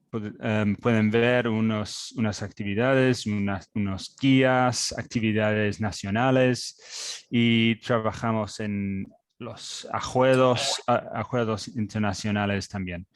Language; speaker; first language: Spanish; non-native, learner; English